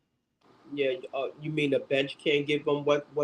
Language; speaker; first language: English; native; English